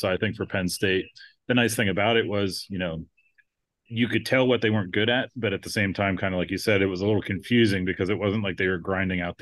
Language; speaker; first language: English; native; English